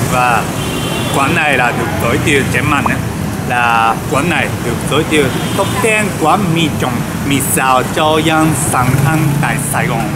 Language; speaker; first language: Vietnamese; non-native, learner; Japanese